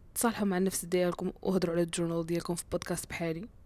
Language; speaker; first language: Arabic; native; Arabic